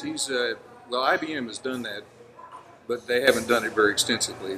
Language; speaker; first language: English; native; English